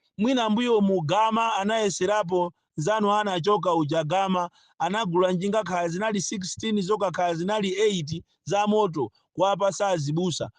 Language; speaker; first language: Nyanja; non-native, local second language; Yao